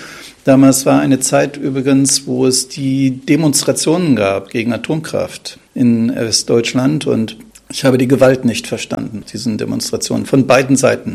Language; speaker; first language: German; native; German